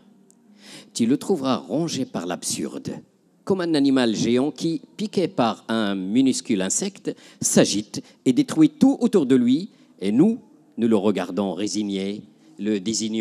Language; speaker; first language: French; non-native, local second language; Arabic